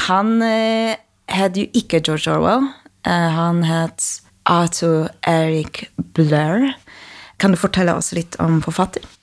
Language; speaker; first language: Norwegian; non-native, fluent; Polish